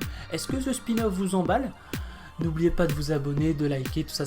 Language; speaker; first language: French; native; French